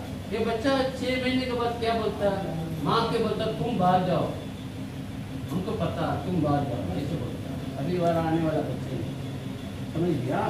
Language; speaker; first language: Hindi; non-native, local second language; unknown